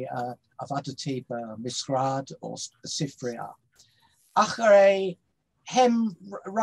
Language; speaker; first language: Hebrew; non-native, learner; English